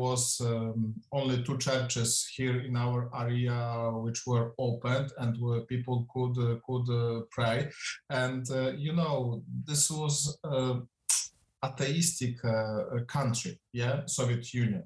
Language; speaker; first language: English; non-native, fluent; Polish